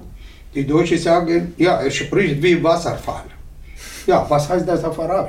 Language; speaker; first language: German; non-native, learner; Arabic